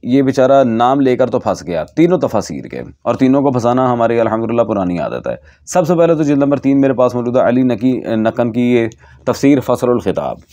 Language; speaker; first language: Urdu; native; Urdu